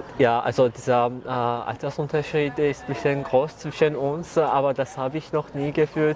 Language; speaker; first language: German; non-native, fluent; Georgian